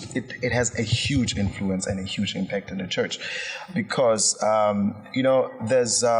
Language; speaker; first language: English; non-native, local second language; Zulu